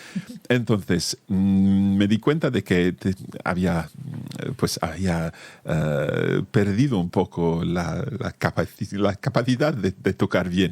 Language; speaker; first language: Spanish; non-native, fluent; English